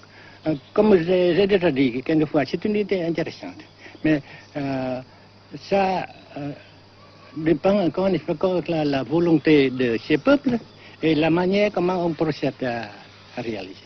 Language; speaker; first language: French; non-native, local second language; Vietnamese